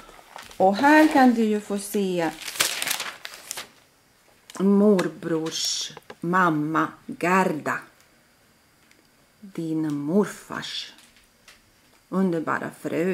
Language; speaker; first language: Swedish; non-native, fluent; Latvian